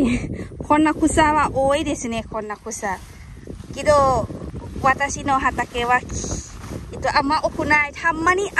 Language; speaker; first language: Japanese; non-native, learner; Lao